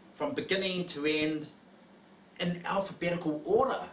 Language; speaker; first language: English; native; English